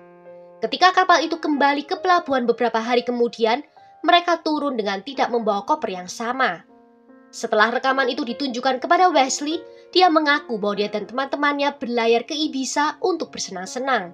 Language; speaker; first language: Indonesian; native; Indonesian